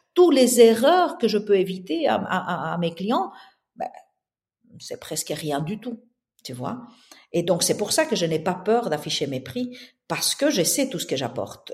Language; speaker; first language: French; non-native, fluent; Spanish